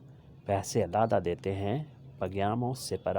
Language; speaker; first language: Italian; non-native, learner; Urdu